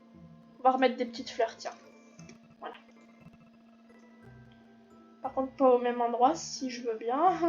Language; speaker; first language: French; native; French